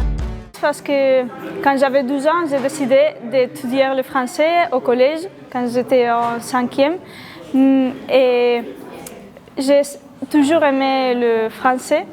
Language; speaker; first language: French; non-native, learner; Spanish